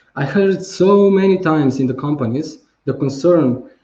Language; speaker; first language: English; non-native, fluent; Slovenian